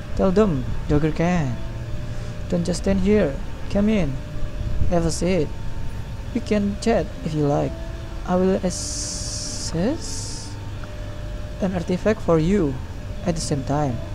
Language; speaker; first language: English; non-native, learner; Indonesian